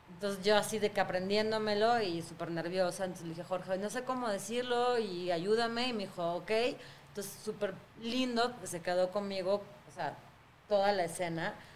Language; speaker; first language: Spanish; early bilingual, other home language; Russian